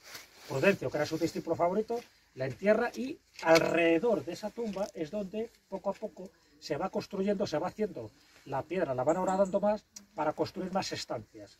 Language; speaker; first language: Spanish; native; Spanish